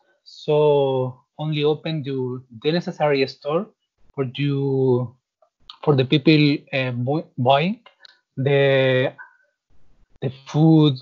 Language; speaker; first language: English; non-native, learner; Spanish